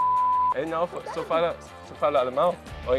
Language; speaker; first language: Portuguese; non-native, learner; German